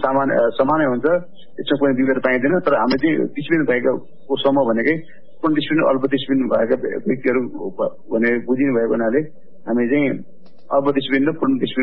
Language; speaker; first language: Nepali; native; Nepali